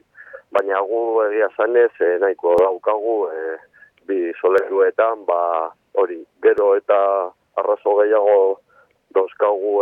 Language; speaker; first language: Basque; non-native, local second language; Spanish